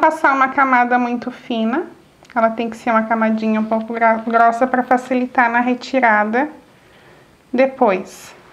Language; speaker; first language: Portuguese; native; Portuguese